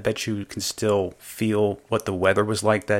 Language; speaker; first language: English; native; English